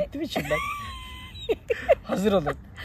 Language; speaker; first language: Turkish; native; Turkish